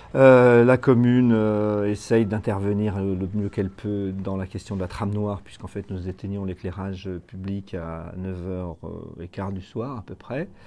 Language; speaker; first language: French; native; French